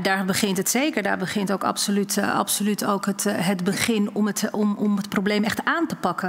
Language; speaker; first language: Dutch; native; Dutch